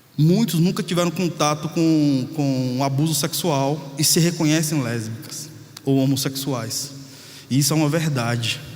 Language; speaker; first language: Portuguese; native; Portuguese